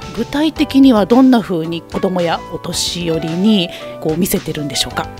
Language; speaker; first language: Japanese; native; Japanese